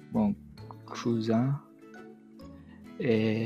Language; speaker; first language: French; non-native, learner; Mongolian